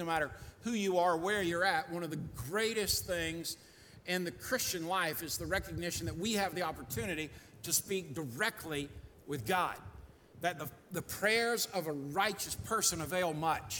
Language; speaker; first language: English; native; English